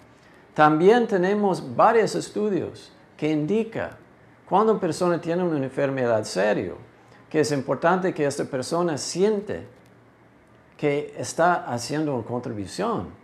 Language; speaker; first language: Spanish; non-native, fluent; English